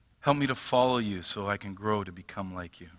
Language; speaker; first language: English; native; English